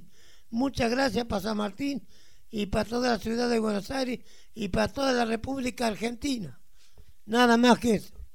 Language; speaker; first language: Spanish; native; Spanish